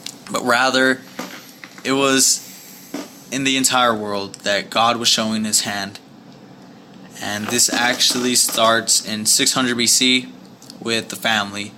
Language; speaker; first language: English; native; English